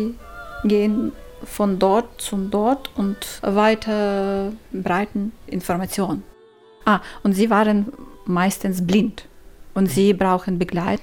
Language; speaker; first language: German; non-native, learner; Ukrainian